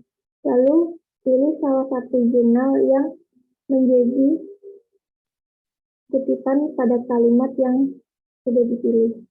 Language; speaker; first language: Indonesian; native; Indonesian